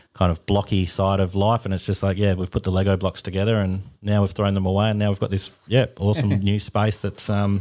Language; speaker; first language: English; native; English